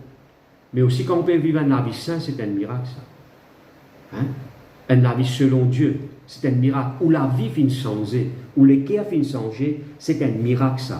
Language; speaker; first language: French; non-native, local second language; Morisyen